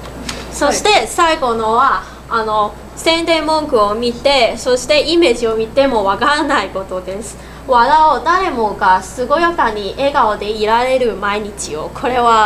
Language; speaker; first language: Japanese; non-native, learner; Cantonese